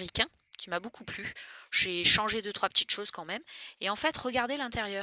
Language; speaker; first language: French; native; French